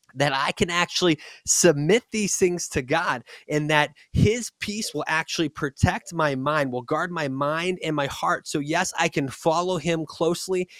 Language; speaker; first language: English; native; English